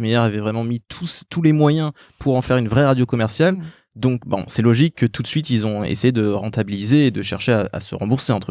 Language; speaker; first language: French; native; French